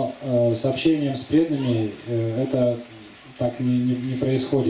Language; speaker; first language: Russian; native; Russian